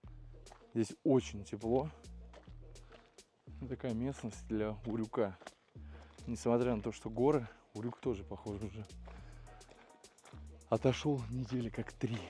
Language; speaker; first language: Russian; native; Russian